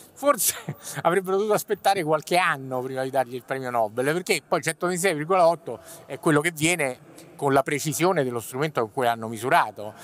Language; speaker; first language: Italian; native; Italian